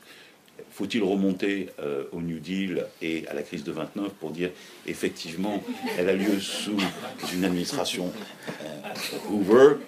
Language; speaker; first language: French; native; French